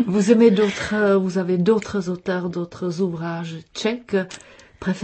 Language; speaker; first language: French; non-native, fluent; Czech